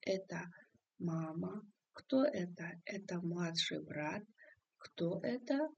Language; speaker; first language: Russian; non-native, local second language; Kazakh